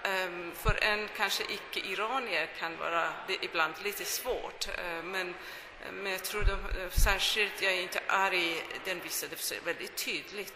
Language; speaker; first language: Swedish; non-native, fluent; Persian